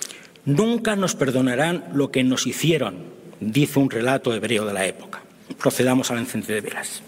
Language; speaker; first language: Spanish; native; Spanish